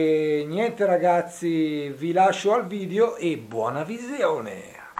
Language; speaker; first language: Italian; native; Italian